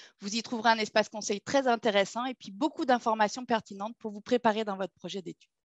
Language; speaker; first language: French; native; French